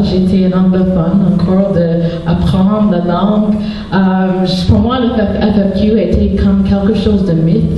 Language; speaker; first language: French; non-native, local second language; English